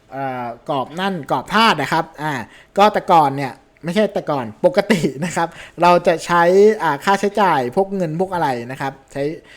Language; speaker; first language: Thai; native; Thai